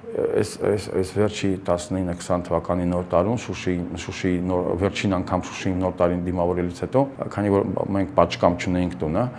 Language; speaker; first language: Armenian; native; Armenian